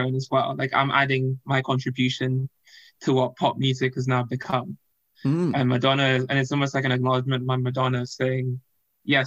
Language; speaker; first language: English; non-native, local second language; Yoruba